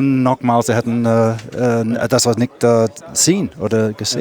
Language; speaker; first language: German; non-native, learner; English